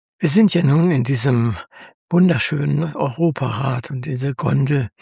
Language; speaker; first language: German; native; German